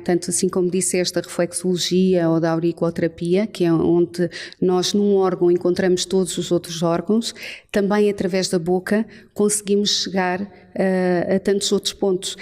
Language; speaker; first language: Portuguese; native; Portuguese